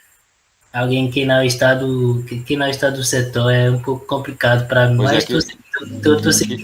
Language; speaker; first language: Portuguese; non-native, fluent; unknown